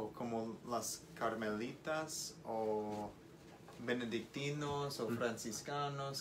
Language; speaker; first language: Spanish; non-native, learner; English